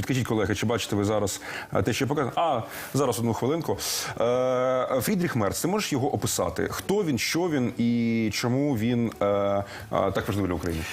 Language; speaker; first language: Ukrainian; native; Ukrainian